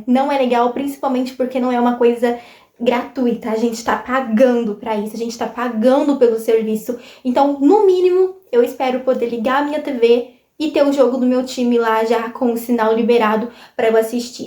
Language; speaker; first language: Portuguese; native; Portuguese